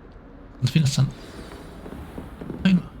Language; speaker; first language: Swedish; non-native, learner; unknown